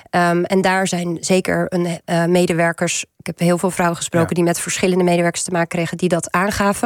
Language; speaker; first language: Dutch; native; Dutch